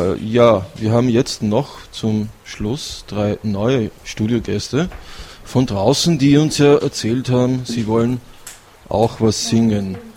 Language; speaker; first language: German; native; German